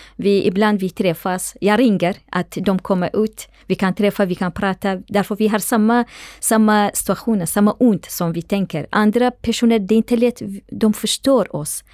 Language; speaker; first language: Swedish; non-native, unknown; Central Kurdish